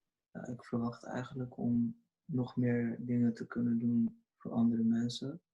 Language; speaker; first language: Dutch; early bilingual, other home language; Urdu